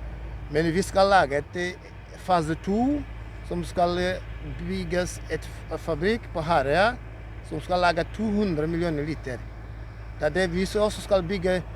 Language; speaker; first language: Norwegian; non-native, fluent; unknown